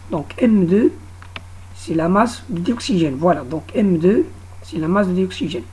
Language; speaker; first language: French; non-native, local second language; Arabic